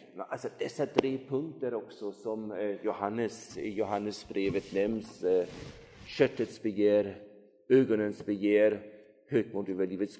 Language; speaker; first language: Swedish; non-native, fluent; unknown